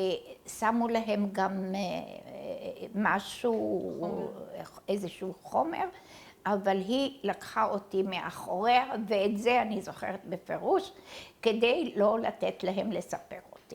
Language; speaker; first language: Hebrew; early bilingual, other home language; Arabic